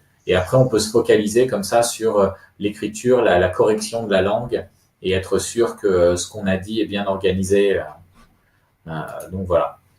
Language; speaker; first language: French; native; French